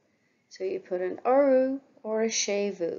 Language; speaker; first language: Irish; non-native, local second language; English